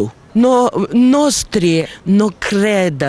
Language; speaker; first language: Italian; non-native, learner; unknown